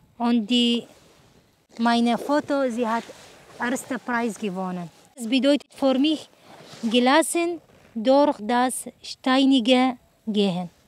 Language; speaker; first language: German; non-native, learner; Arabic